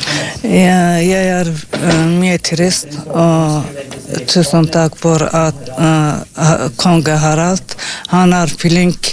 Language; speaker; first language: Norwegian; non-native, learner; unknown